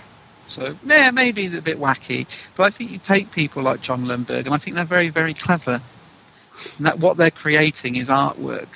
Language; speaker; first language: English; native; English